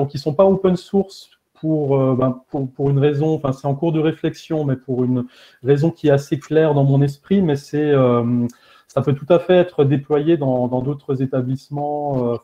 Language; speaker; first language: French; native; French